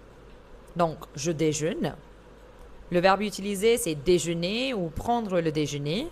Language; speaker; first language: French; non-native, fluent; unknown